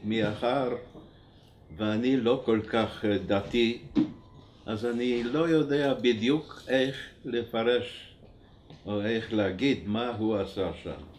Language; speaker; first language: Hebrew; non-native, fluent; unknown